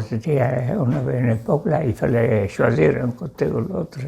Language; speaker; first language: French; non-native, local second language; Basque